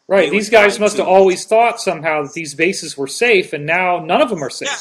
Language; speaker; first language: English; native; English